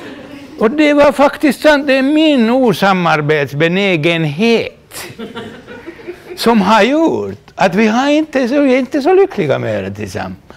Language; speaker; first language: Swedish; non-native, local second language; Finnish